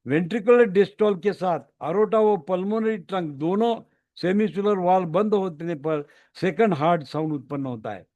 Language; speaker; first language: Hindi; non-native, local second language; Marathi